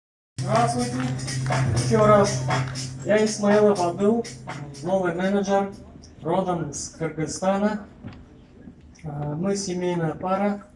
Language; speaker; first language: Russian; non-native, local second language; Kyrgyz